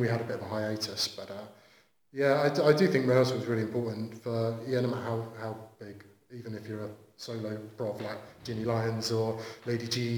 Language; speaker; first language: English; native; English